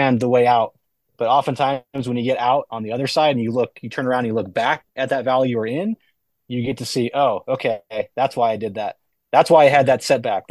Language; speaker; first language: English; native; English